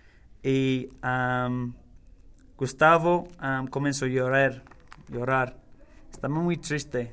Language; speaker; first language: Spanish; non-native, learner; English